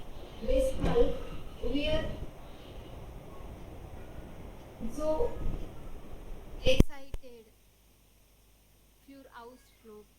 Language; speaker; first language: German; non-native, learner; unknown